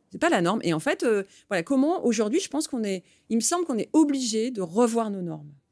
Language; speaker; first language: French; native; French